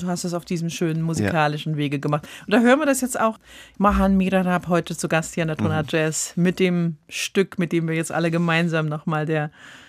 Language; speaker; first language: German; native; German